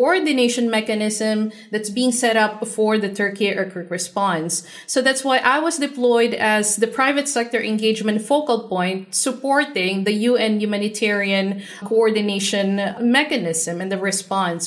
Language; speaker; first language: English; non-native, local second language; Filipino